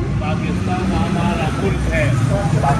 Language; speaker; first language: Hindi; non-native, local second language; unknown